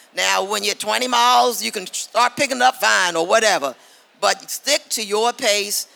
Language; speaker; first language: English; native; English